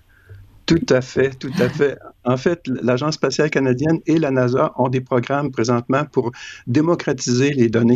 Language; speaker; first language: French; native; French